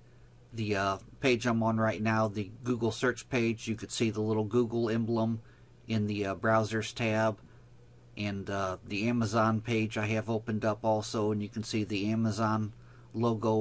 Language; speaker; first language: English; native; English